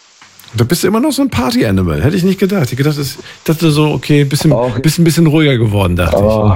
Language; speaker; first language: German; native; German